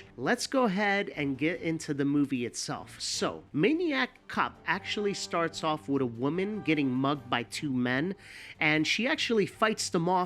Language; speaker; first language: English; native; English